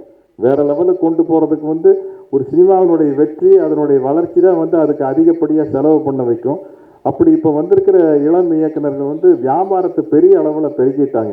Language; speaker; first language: Tamil; native; Tamil